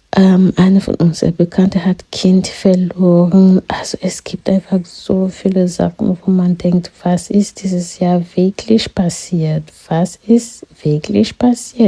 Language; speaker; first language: German; non-native, fluent; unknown